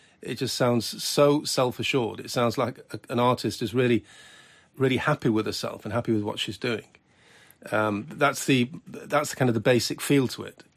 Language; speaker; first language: English; native; English